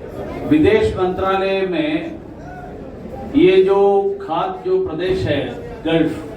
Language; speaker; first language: Hindi; non-native, local second language; Malayalam